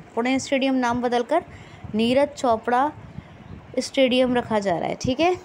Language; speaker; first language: Hindi; native; Hindi